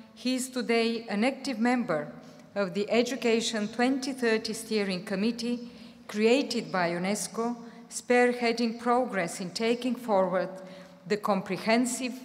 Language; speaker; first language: English; non-native, fluent; Bulgarian